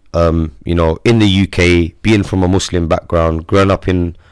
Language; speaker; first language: English; native; English